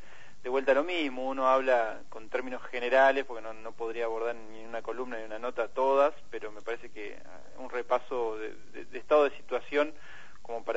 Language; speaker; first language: Spanish; native; Spanish